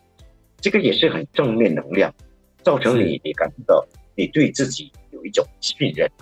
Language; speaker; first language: Chinese; native; Chinese